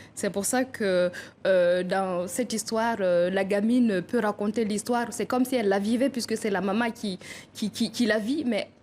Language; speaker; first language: French; non-native, local second language; Mossi